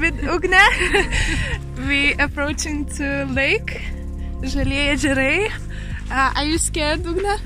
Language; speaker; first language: English; non-native, learner; Lithuanian